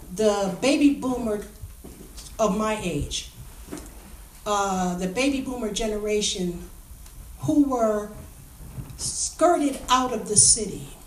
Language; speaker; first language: English; native; English